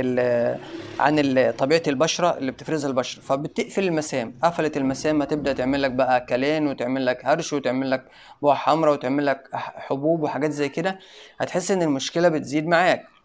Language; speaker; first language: Arabic; native; Arabic